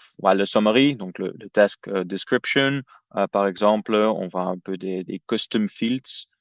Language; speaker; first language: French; non-native, fluent; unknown